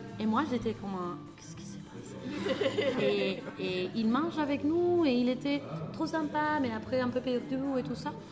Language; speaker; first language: French; non-native, learner; Spanish